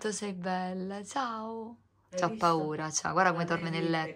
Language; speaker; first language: Italian; native; Italian